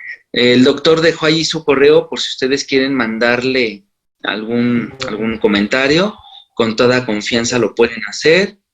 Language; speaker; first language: Spanish; native; Spanish